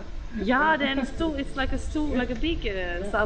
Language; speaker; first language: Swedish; non-native, learner; Finnish